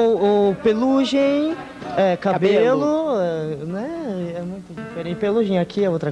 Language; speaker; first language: Portuguese; non-native, fluent; Spanish